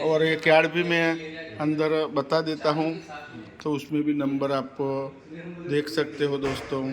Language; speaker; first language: Hindi; non-native, local second language; Gujarati